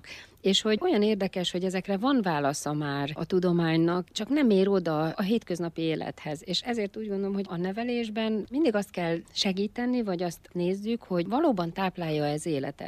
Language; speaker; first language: Hungarian; native; Hungarian